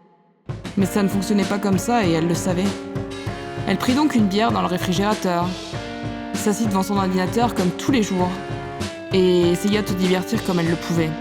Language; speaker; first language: French; native; French